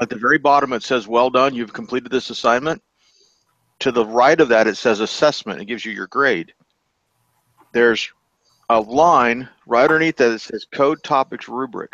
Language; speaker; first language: English; native; English